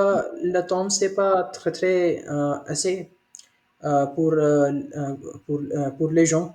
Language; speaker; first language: French; non-native, learner; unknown